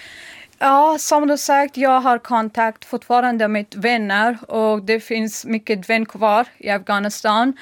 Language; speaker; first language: Swedish; non-native, learner; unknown